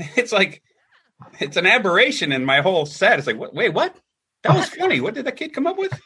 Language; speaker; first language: English; native; English